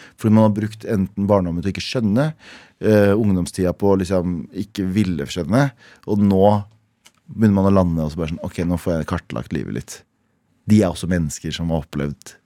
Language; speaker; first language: Norwegian; early bilingual, other home language; Kurdish